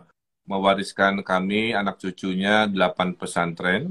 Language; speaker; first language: Indonesian; native; Indonesian